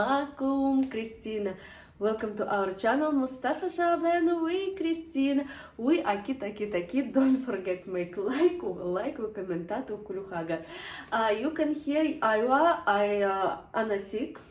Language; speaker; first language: Arabic; non-native, learner; Russian